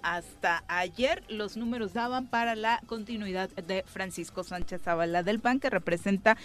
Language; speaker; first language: Spanish; native; Spanish